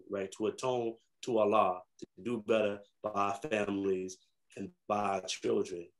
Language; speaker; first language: English; native; English